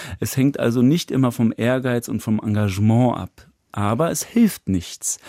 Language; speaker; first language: German; native; German